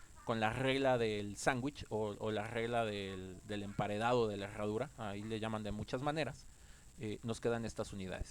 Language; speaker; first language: Spanish; native; Spanish